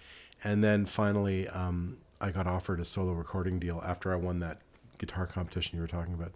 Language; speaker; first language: English; native; English